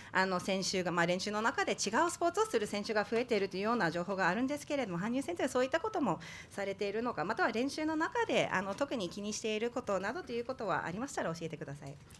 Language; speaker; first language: Japanese; native; Japanese